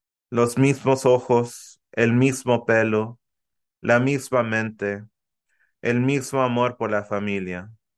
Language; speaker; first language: Spanish; early bilingual, heritage; Spanish